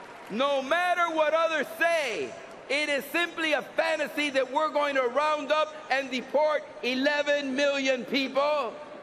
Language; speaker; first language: English; early bilingual, other home language; Spanish